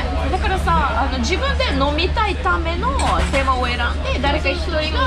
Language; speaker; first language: Japanese; non-native, fluent; Russian